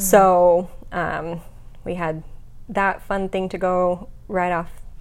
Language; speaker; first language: English; native; English